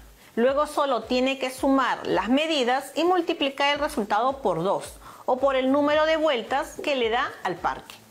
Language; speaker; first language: Spanish; native; Spanish